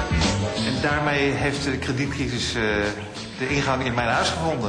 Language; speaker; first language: Dutch; native; Dutch